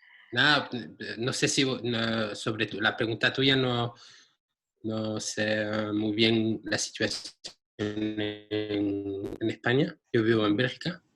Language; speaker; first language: Spanish; non-native, fluent; French